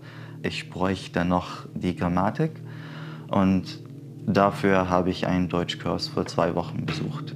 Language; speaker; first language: German; non-native, fluent; Arabic